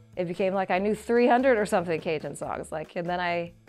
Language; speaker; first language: English; native; English